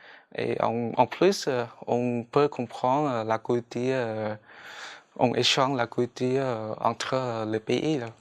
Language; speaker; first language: French; non-native, fluent; Khmer